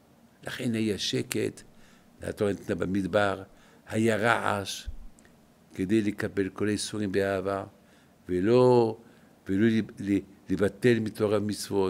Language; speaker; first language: Hebrew; non-native, fluent; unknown